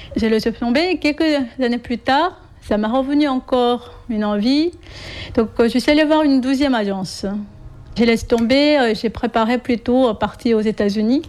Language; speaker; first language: French; non-native, fluent; Korean